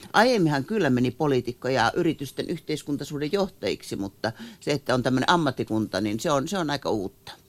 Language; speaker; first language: Finnish; native; Finnish